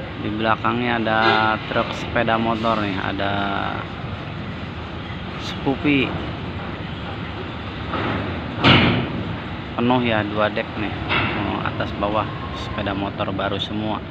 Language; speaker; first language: Indonesian; native; Indonesian